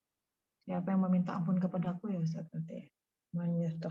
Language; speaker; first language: Indonesian; native; Indonesian